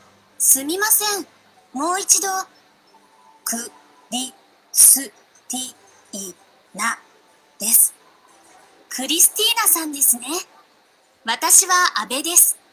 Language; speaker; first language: Japanese; non-native, learner; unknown